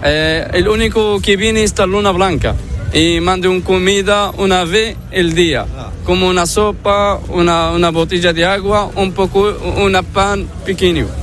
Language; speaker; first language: Spanish; non-native, learner; Arabic